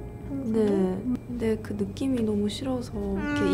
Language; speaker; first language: Korean; early bilingual, heritage; Korean